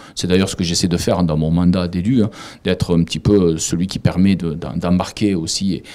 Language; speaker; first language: French; native; French